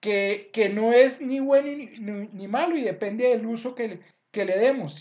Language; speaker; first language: Spanish; native; Spanish